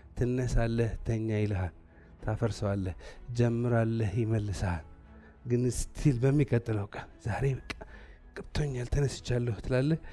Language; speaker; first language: Amharic; non-native, local second language; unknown